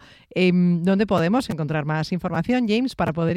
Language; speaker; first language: Spanish; native; Spanish